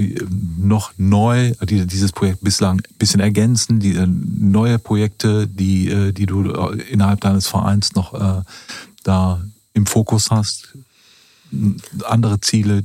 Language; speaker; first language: German; native; German